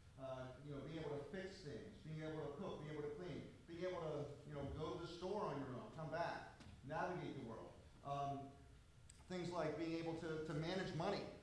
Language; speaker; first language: English; native; English